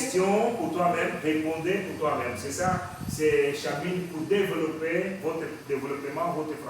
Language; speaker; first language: French; non-native, learner; Portuguese